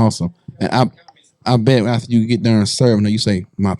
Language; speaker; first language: English; native; English